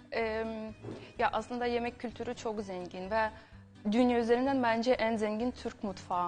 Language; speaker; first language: Turkish; non-native, fluent; Ukrainian